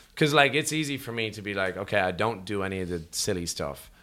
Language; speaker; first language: English; native; English